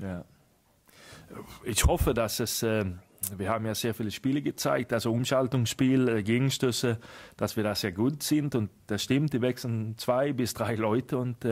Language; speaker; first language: German; non-native, fluent; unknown